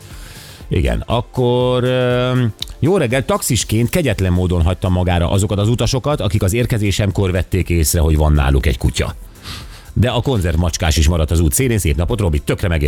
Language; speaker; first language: Hungarian; native; Hungarian